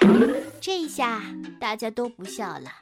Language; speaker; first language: Chinese; native; Chinese